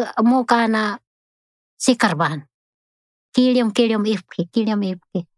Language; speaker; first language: Arabic; non-native, learner; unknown